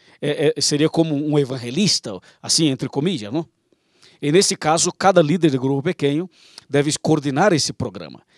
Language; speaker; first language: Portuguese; non-native, learner; Spanish